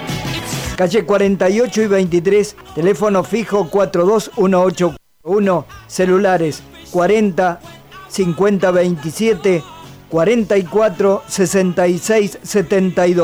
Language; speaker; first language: Spanish; native; Spanish